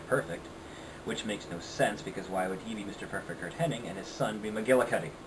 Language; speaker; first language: English; native; English